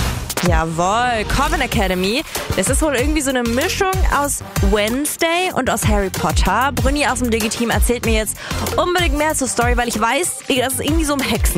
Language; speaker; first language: German; native; German